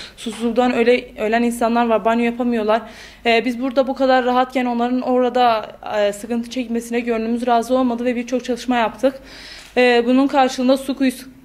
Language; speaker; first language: Turkish; native; Turkish